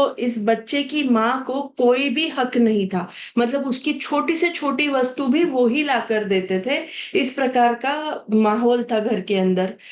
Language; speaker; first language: Hindi; non-native, local second language; Marathi